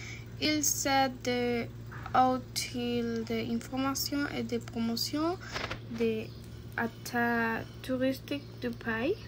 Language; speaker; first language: French; non-native, learner; Spanish